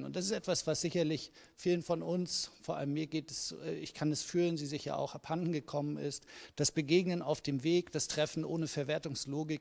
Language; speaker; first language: German; native; German